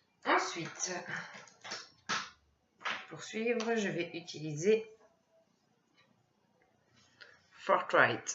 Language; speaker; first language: French; native; French